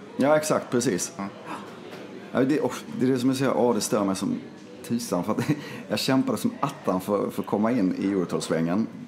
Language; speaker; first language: Swedish; native; Swedish